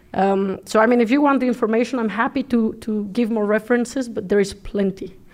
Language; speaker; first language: English; non-native, fluent; Spanish